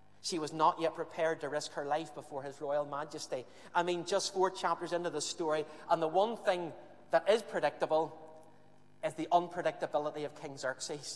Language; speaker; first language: English; native; English